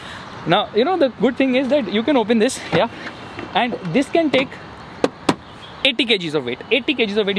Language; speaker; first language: English; non-native, local second language; Hindi